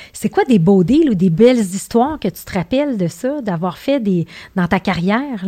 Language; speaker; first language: French; native; French